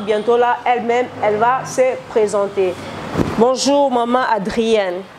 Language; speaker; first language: French; non-native, local second language; Lingala